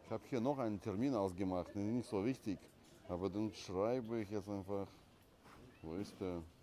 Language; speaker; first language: German; non-native, fluent; Russian